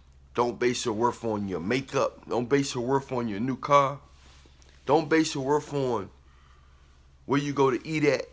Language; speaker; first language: English; native; English